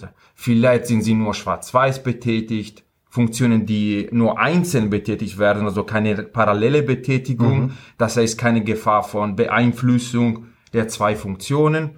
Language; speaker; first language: German; non-native, fluent; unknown